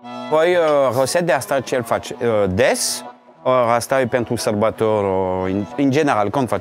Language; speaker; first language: Romanian; non-native, learner; French